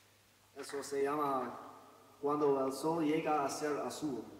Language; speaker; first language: Spanish; non-native, learner; English